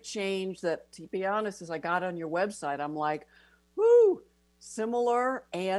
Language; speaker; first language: English; native; English